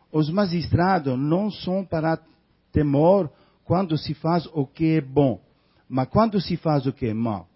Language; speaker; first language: Portuguese; non-native, fluent; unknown